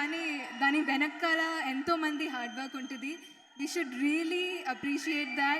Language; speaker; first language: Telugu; non-native, fluent; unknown